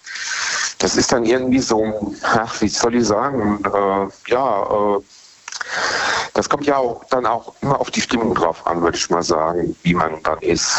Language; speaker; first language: German; native; German